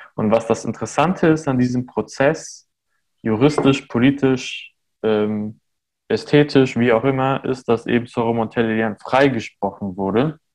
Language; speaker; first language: German; early bilingual, other home language; Armenian